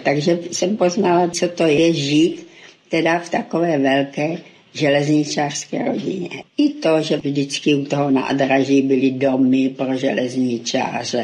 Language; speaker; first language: Czech; native; Czech